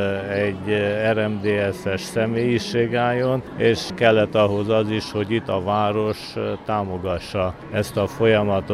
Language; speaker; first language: Hungarian; native; Hungarian